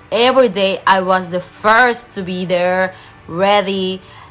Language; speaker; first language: English; non-native, fluent; Spanish